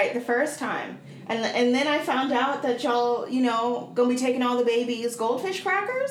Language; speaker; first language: English; native; English